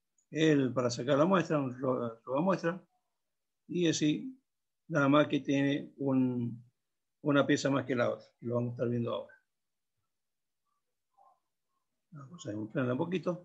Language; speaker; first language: Spanish; native; Spanish